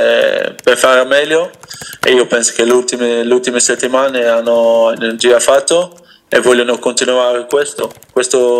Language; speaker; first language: Italian; non-native, fluent; Dutch